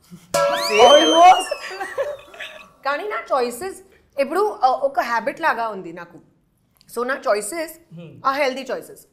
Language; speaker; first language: Telugu; non-native, learner; Hindi